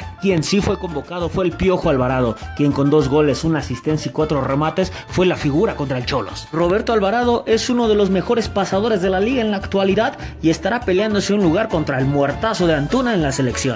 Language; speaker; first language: Spanish; native; Spanish